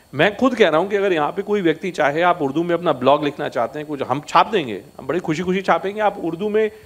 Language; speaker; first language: Hindi; native; Hindi